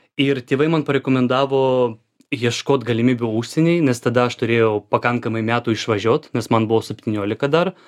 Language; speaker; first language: Lithuanian; non-native, fluent; Ukrainian